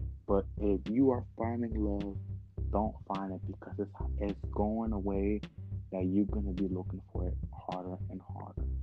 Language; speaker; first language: English; early bilingual, other home language; Spanish